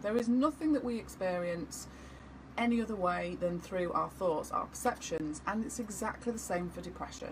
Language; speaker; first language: English; native; English